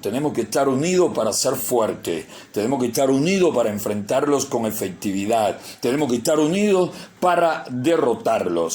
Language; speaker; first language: Spanish; native; Spanish